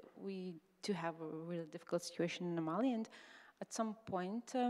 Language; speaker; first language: English; non-native, fluent; Lithuanian